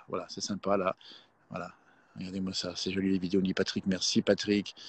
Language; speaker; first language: French; native; French